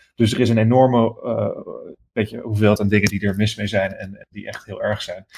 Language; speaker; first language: Dutch; native; Dutch